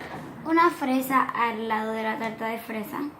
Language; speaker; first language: Spanish; early bilingual, heritage; Spanish